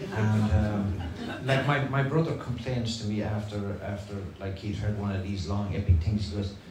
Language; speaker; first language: English; native; English